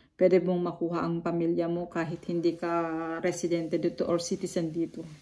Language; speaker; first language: Filipino; non-native, local second language; Iloko